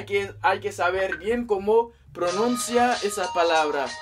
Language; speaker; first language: Spanish; non-native, fluent; Haitian Creole